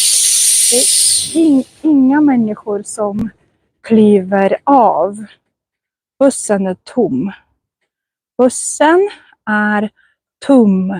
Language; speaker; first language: Swedish; non-native, fluent; Russian